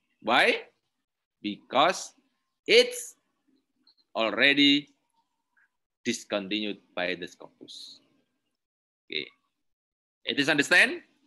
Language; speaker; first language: English; non-native, learner; Indonesian